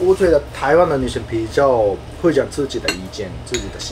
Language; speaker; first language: Chinese; non-native, fluent; Japanese